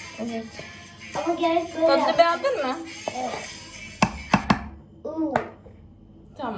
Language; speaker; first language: Turkish; non-native, fluent; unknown